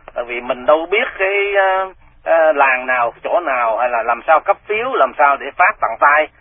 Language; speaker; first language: Vietnamese; native; Vietnamese